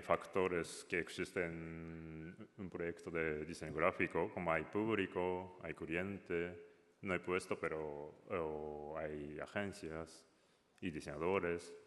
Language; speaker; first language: Spanish; non-native, learner; Japanese